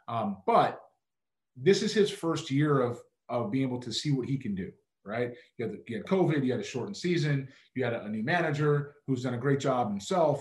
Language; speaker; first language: English; native; English